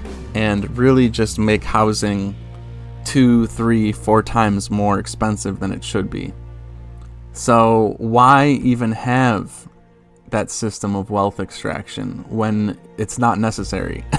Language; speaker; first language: English; native; English